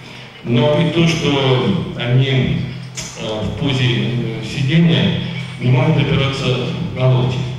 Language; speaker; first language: Russian; native; Russian